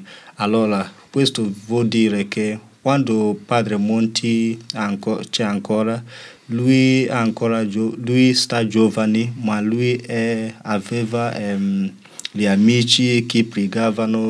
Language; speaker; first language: Italian; non-native, learner; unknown